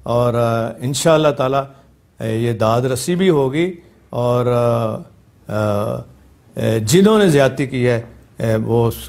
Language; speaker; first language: Urdu; non-native, local second language; Punjabi